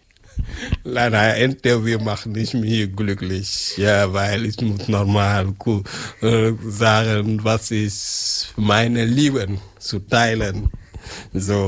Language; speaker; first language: German; non-native, learner; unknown